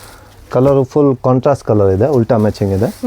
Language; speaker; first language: Kannada; non-native, local second language; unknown